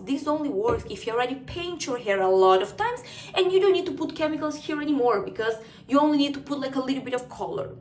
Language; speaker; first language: English; non-native, fluent; Spanish